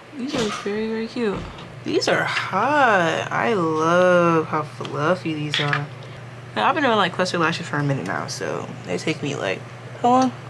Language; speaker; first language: English; native; English